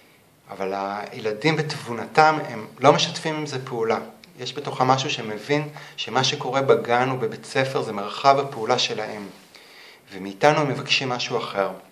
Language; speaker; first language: Hebrew; native; Hebrew